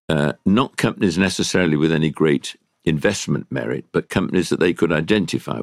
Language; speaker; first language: English; native; English